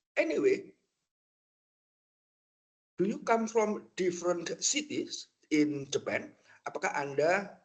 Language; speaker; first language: English; non-native, fluent; Indonesian